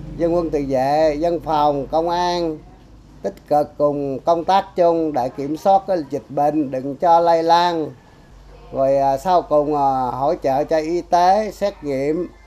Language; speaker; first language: Vietnamese; non-native, local second language; Eastern Cham